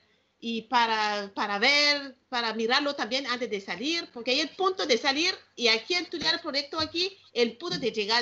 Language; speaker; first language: Spanish; non-native, learner; Malagasy